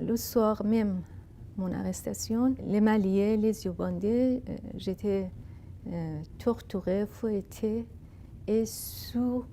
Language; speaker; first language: French; non-native, fluent; Persian